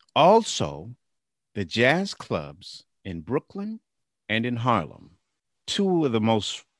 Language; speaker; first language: English; native; English